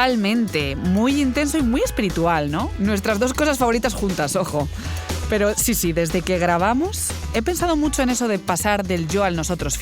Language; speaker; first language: Spanish; native; Spanish